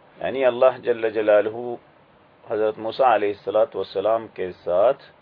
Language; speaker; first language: Urdu; native; Urdu